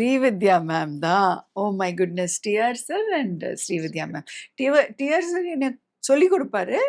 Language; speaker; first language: Tamil; non-native, local second language; English